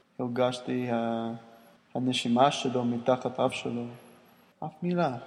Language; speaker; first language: Hebrew; non-native, learner; English